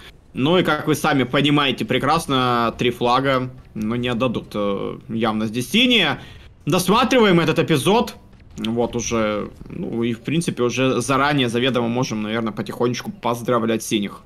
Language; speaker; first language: Russian; native; Russian